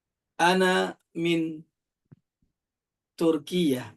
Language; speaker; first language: Arabic; non-native, fluent; Indonesian